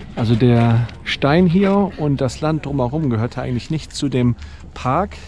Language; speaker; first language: German; native; German